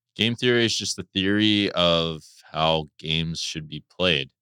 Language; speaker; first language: English; native; English